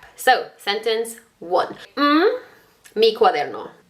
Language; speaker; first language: Spanish; non-native, fluent; English